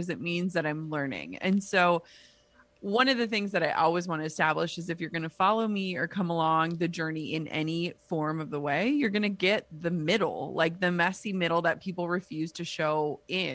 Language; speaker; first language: English; native; English